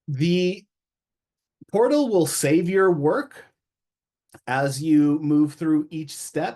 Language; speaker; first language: English; native; English